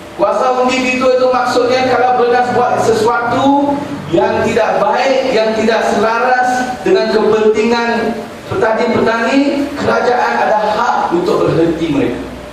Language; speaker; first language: Malay; non-native, local second language; Chinese